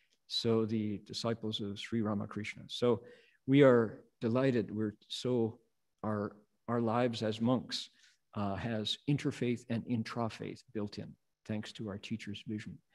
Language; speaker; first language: English; native; English